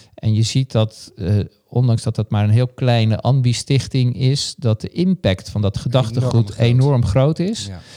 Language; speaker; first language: Dutch; native; Dutch